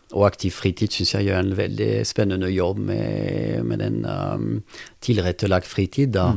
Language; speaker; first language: Norwegian; non-native, fluent; French